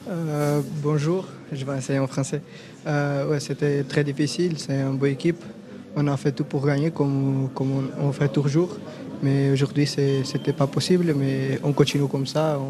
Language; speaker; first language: French; non-native, fluent; Portuguese